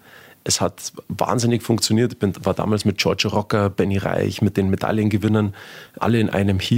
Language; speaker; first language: German; native; German